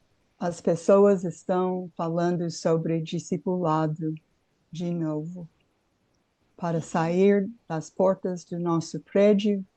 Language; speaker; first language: Portuguese; non-native, fluent; English